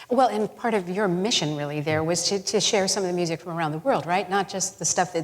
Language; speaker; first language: English; native; English